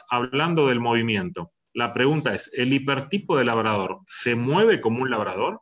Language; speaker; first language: Spanish; native; Spanish